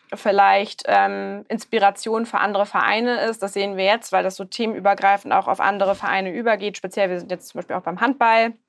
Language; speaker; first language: German; native; German